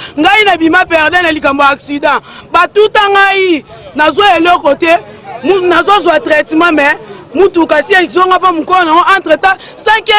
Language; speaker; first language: Lingala; non-native, local second language; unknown